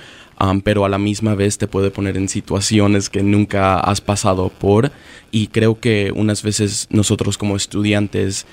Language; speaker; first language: Spanish; early bilingual, other home language; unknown